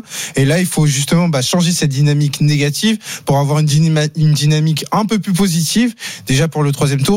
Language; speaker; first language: French; native; French